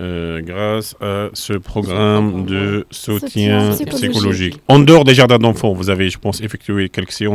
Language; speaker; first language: French; non-native, fluent; Arabic